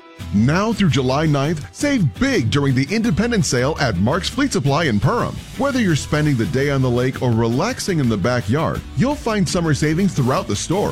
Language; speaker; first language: English; native; English